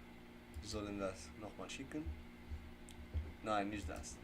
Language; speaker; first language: German; non-native, fluent; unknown